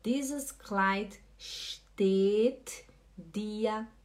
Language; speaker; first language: German; non-native, fluent; Portuguese